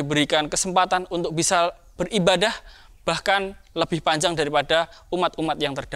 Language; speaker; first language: Indonesian; native; Indonesian